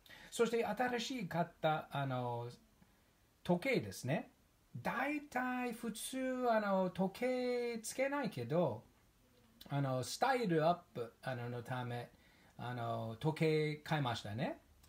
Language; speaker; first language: Japanese; non-native, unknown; English